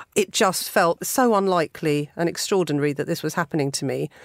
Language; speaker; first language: English; native; English